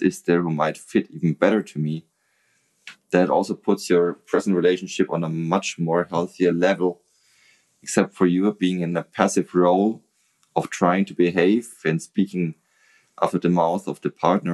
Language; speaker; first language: English; non-native, fluent; German